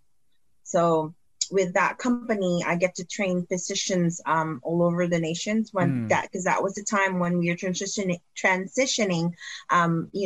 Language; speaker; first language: English; non-native, local second language; Filipino